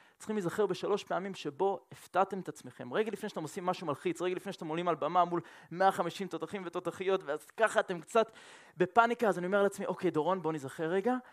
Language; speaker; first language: Hebrew; non-native, fluent; French